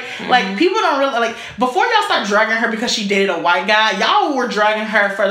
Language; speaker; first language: English; native; English